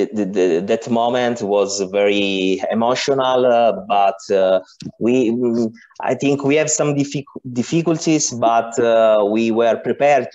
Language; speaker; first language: English; non-native, learner; Italian